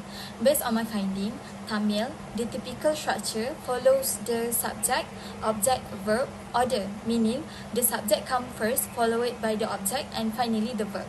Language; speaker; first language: English; non-native, local second language; Malay